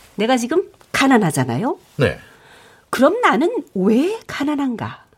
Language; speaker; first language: Korean; native; Korean